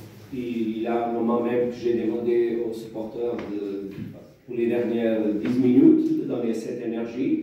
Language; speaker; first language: French; non-native, fluent; Portuguese